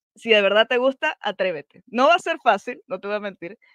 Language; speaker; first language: Spanish; native; Spanish